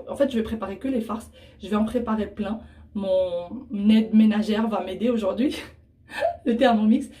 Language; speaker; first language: French; early bilingual, other home language; Arabic